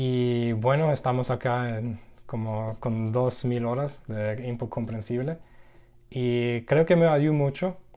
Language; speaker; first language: Spanish; non-native, learner; English